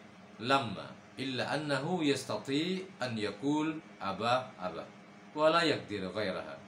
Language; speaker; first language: Arabic; non-native, fluent; Indonesian